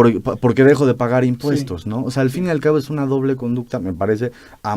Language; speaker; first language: Spanish; native; Spanish